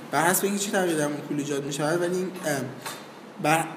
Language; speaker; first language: Persian; native; Persian